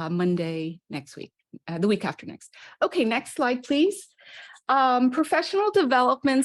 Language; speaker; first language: English; native; English